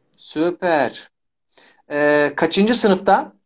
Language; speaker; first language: Turkish; native; Turkish